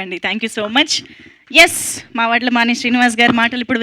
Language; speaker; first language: Telugu; native; Telugu